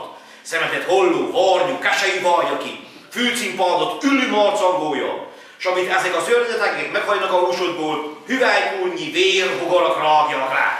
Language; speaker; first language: Hungarian; native; Hungarian